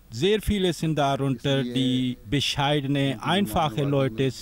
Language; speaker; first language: German; non-native, fluent; Urdu